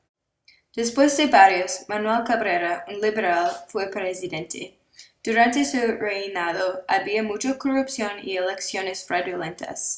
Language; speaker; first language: Spanish; non-native, learner; English